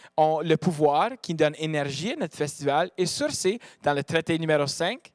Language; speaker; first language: French; native; French